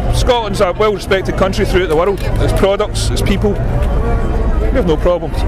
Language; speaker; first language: English; native; English